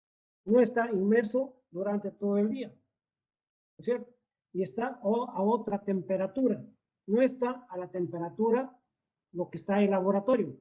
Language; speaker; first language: Spanish; native; Spanish